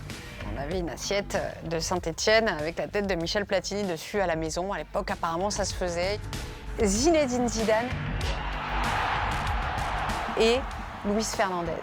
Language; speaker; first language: French; native; French